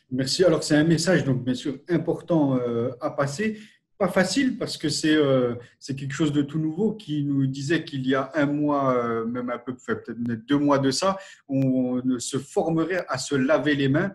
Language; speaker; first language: French; native; French